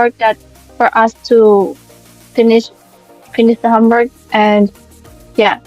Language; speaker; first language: English; non-native, learner; Indonesian